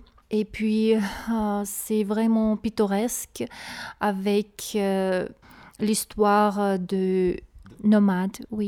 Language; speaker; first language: French; non-native, learner; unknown